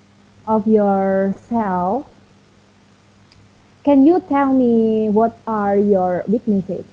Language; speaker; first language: English; non-native, learner; Indonesian